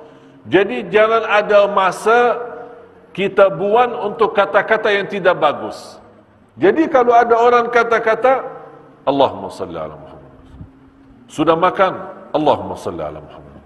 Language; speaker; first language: Indonesian; non-native, fluent; Arabic